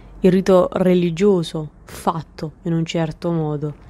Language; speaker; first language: Italian; native; Italian